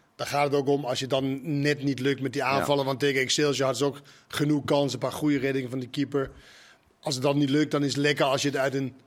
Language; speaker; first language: Dutch; non-native, fluent; Danish